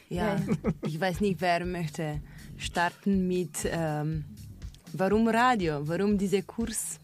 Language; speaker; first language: German; non-native, learner; Slovenian